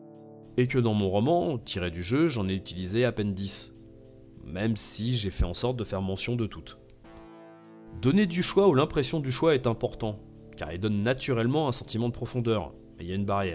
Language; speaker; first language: French; native; French